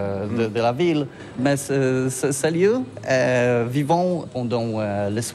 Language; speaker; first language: French; non-native, learner; Polish